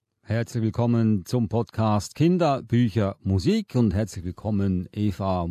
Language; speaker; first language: German; native; German